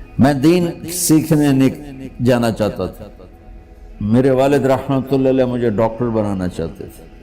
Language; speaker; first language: Urdu; non-native, local second language; Punjabi